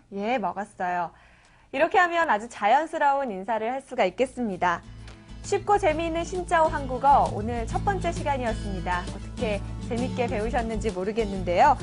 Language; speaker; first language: Korean; native; Korean